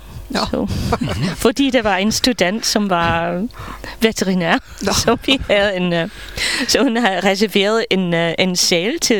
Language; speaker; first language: Danish; non-native, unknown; English